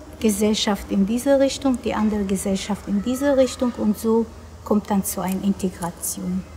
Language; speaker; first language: German; non-native, fluent; Arabic